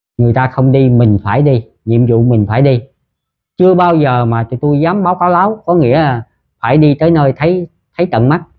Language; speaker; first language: Vietnamese; early bilingual, heritage; Vietnamese